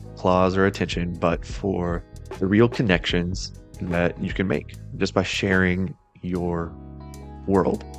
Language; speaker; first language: English; native; English